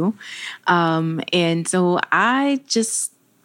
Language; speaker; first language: English; native; English